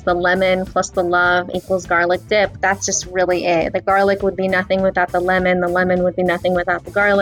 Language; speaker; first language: English; native; English